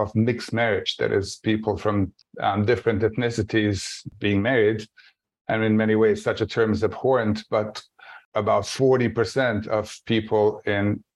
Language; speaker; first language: English; non-native, fluent; Bosnian